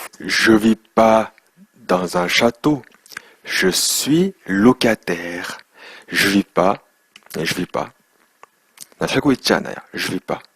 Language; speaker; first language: French; non-native, fluent; Korean